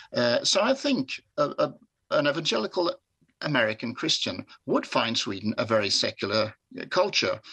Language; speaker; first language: English; non-native, fluent; Swedish